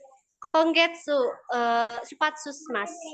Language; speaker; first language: Japanese; non-native, learner; Indonesian